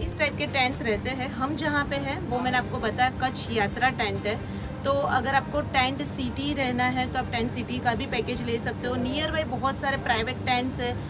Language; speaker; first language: Hindi; non-native, local second language; Gujarati